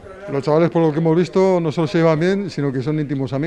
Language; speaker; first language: Spanish; native; Spanish